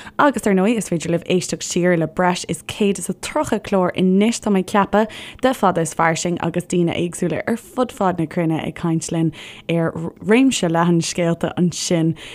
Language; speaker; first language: Irish; native; Irish